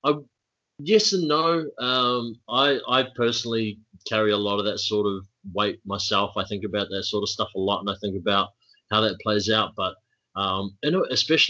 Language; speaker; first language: English; native; English